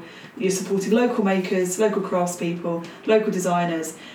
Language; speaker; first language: English; native; English